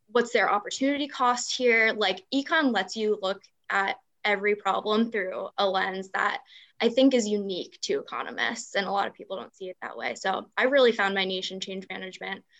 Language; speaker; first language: English; native; English